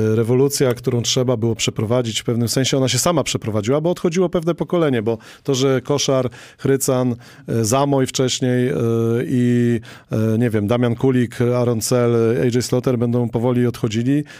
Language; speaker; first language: Polish; native; Polish